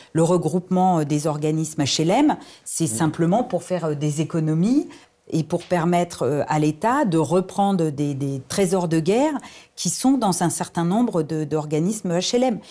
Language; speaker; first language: French; native; French